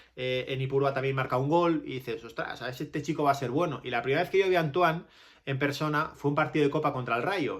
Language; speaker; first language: Spanish; native; Spanish